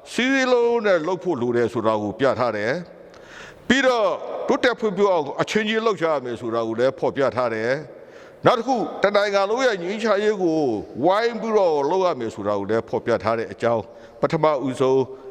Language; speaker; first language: Burmese; non-native, local second language; S'gaw Karen